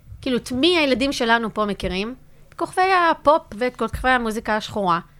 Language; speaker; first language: Hebrew; native; Hebrew